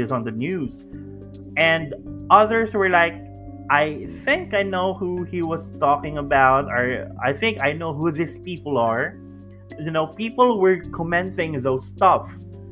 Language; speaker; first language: English; non-native, local second language; Cebuano